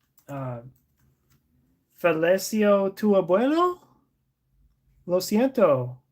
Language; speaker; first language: Spanish; non-native, learner; English